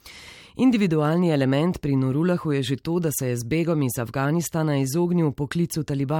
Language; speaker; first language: Slovenian; native; Slovenian